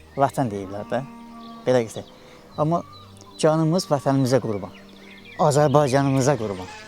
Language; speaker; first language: Azerbaijani; non-native, local second language; Talysh